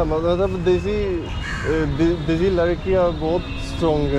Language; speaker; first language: Hindi; non-native, fluent; Italian